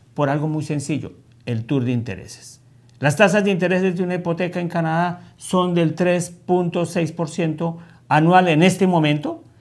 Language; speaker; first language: Spanish; native; Spanish